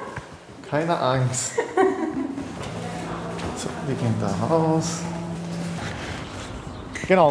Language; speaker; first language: German; non-native, fluent; Persian